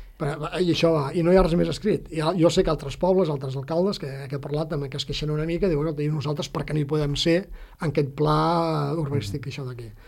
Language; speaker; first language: Catalan; native; Catalan